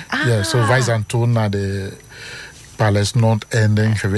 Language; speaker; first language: Dutch; non-native, fluent; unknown